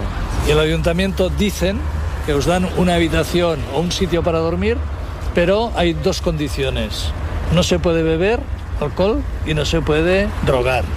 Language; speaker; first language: Spanish; native; Spanish